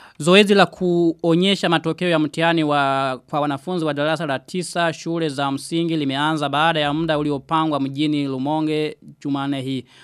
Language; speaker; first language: Swahili; non-native, local second language; Rundi